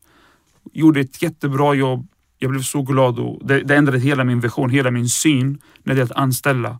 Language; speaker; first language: Swedish; early bilingual, other home language; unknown